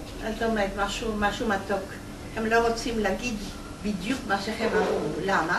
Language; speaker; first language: Hebrew; non-native, fluent; Polish